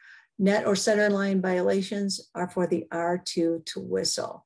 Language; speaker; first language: English; native; English